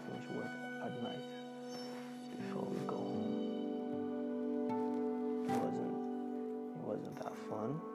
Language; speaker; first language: English; non-native, local second language; Igbo